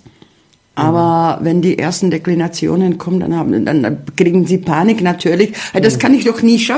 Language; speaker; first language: German; early bilingual, heritage; Czech